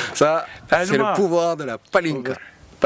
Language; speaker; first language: French; native; French